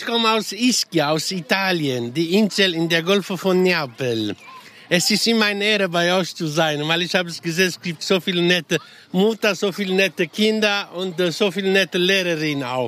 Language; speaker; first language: German; non-native, fluent; Italian